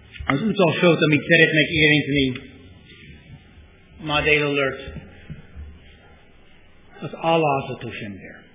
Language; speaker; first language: Hungarian; non-native, fluent; English